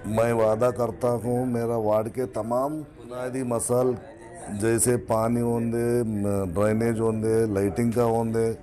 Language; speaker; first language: Hindi; non-native, local second language; Telugu